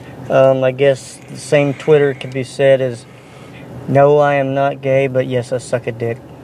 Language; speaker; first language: English; native; English